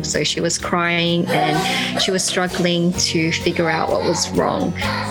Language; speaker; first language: English; native; English